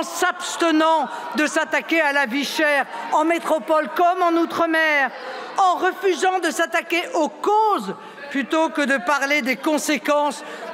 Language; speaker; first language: French; native; French